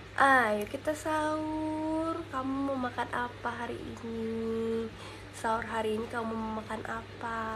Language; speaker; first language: Indonesian; native; Indonesian